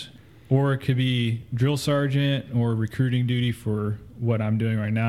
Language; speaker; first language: English; native; English